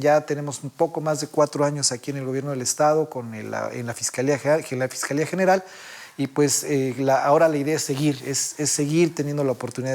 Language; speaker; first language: Spanish; native; Spanish